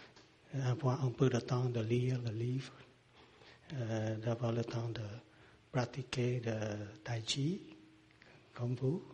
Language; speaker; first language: French; non-native, learner; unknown